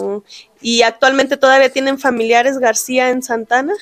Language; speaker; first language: Spanish; native; Spanish